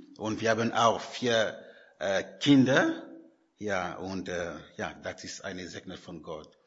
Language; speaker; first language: German; non-native, learner; French